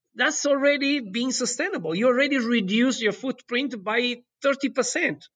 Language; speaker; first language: English; non-native, fluent; Italian